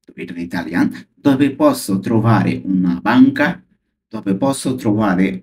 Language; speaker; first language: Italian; non-native, fluent; Bangla